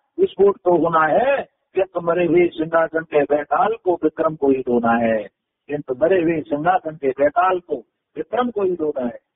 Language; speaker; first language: Hindi; native; Hindi